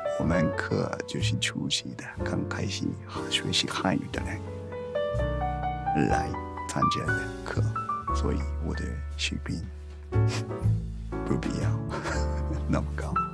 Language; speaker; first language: Chinese; non-native, learner; Japanese